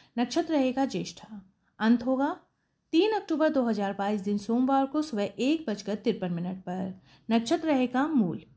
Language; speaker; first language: Hindi; native; Hindi